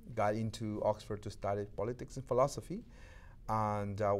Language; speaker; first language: English; non-native, fluent; Shipibo-Conibo